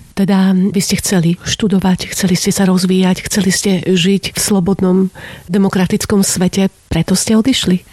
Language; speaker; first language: Slovak; native; Slovak